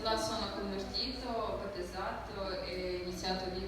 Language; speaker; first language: Italian; non-native, learner; Ukrainian